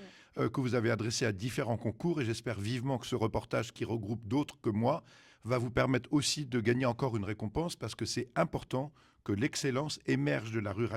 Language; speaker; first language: French; native; French